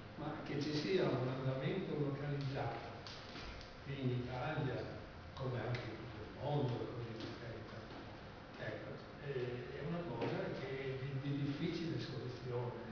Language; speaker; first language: Italian; native; Italian